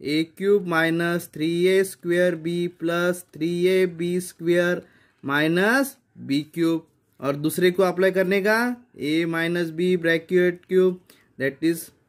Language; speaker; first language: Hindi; non-native, local second language; Marathi